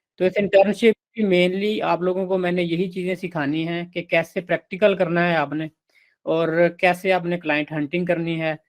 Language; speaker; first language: Urdu; non-native, local second language; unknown